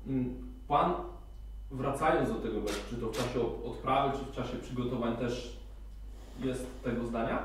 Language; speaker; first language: Polish; native; Polish